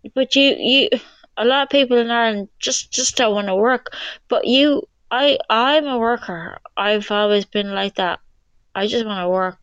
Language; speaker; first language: English; native; English